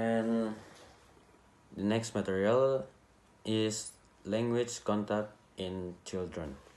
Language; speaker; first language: English; non-native, learner; Indonesian